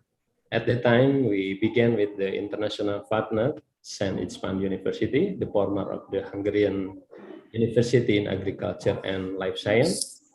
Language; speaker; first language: English; non-native, learner; Indonesian